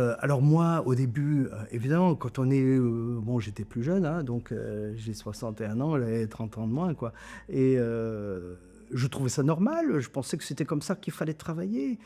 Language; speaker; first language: French; non-native, local second language; German